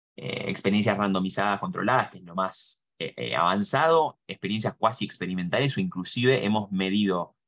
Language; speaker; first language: Spanish; native; Spanish